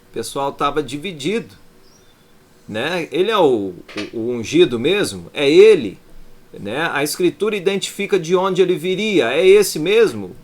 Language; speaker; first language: Portuguese; native; Portuguese